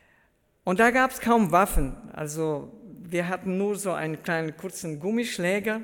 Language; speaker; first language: German; early bilingual, heritage; German